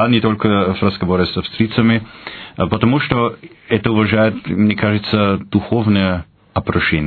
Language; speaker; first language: Russian; non-native, fluent; German